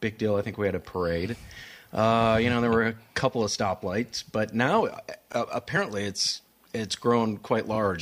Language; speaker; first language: English; native; English